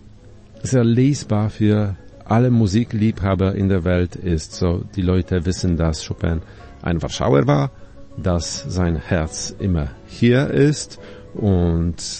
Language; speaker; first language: German; non-native, fluent; Polish